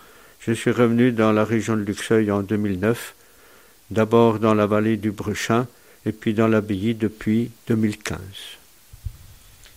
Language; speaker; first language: French; native; French